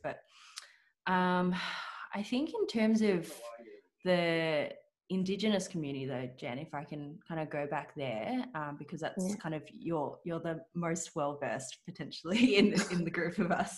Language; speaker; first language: English; non-native, local second language; Cantonese